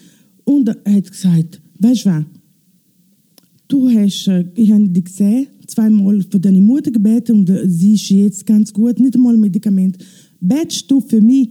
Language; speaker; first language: German; non-native, learner; Italian